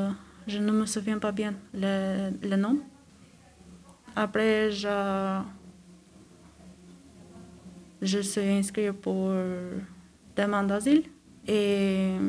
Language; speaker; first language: French; non-native, learner; Albanian